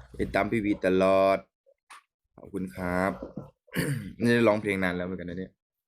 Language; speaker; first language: Thai; native; Thai